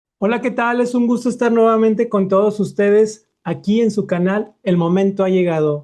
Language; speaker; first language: Spanish; native; Spanish